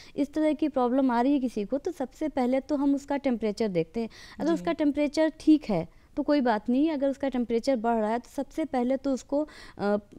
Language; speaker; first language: Hindi; native; Hindi